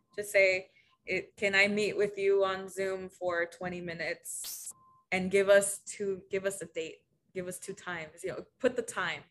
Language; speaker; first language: English; early bilingual, other home language; Spanish